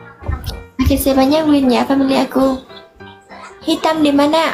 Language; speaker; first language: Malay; non-native, learner; Vietnamese